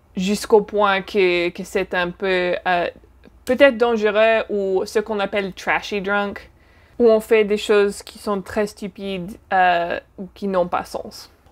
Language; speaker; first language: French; non-native, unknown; English